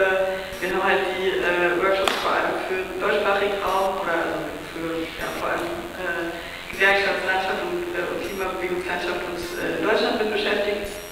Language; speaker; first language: German; native; German